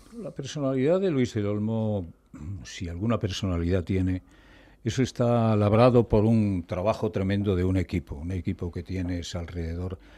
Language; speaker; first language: Spanish; native; Spanish